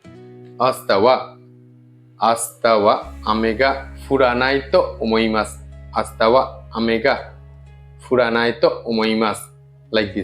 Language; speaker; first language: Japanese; non-native, fluent; Bangla